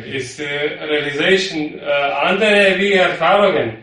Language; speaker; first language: German; non-native, learner; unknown